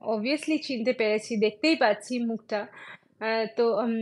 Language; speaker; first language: Hindi; non-native, local second language; Bangla